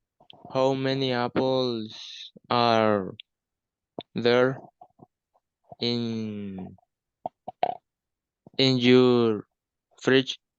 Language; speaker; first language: English; non-native, learner; Spanish